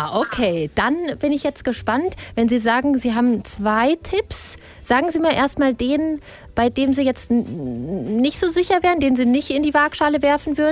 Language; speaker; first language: German; native; German